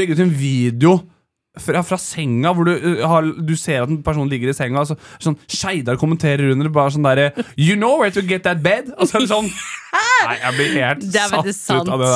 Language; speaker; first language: Norwegian; native; Norwegian